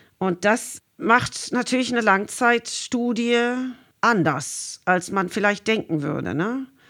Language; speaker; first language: German; non-native, fluent; English